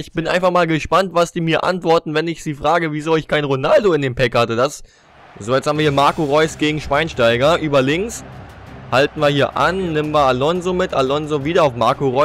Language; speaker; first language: German; native; German